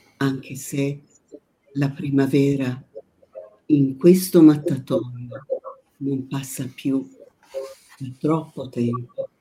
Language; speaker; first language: Italian; non-native, fluent; Persian